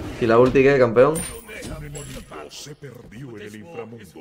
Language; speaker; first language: Spanish; native; Spanish